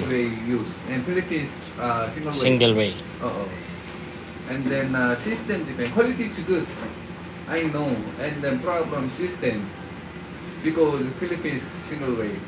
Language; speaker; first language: English; non-native, learner; Korean